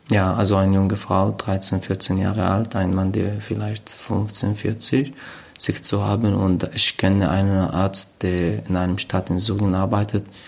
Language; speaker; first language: German; non-native, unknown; Arabic